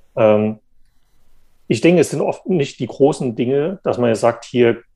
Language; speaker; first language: German; native; German